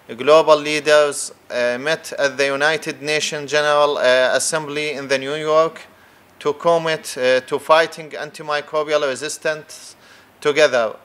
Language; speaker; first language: English; non-native, fluent; Arabic